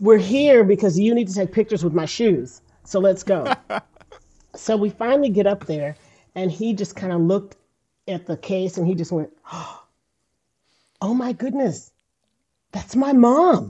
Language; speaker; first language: English; native; English